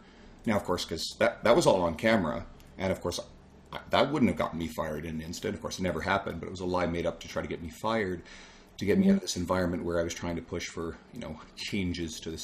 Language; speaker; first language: English; native; English